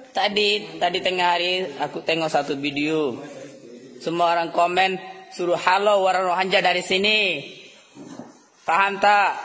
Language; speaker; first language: Malay; non-native, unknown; Rohingya